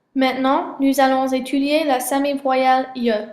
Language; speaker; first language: French; non-native, learner; English